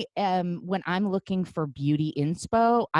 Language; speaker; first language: English; native; English